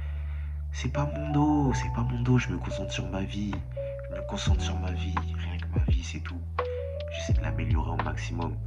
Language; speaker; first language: French; native; French